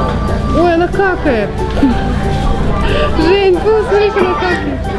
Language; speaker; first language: Russian; native; Russian